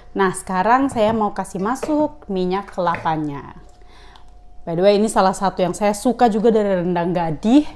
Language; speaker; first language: Indonesian; native; Indonesian